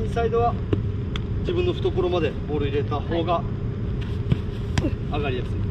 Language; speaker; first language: Japanese; native; Japanese